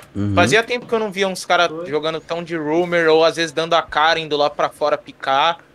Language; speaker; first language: Portuguese; native; Portuguese